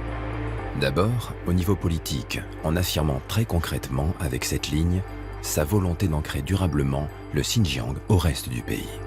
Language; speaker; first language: French; native; French